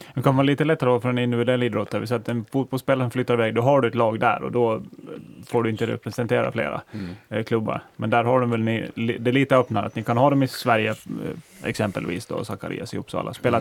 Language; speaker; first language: Swedish; native; Swedish